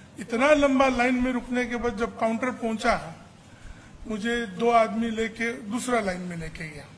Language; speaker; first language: Hindi; non-native, local second language; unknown